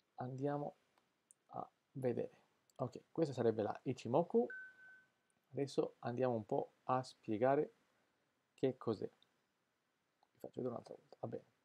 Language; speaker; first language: Italian; non-native, fluent; Spanish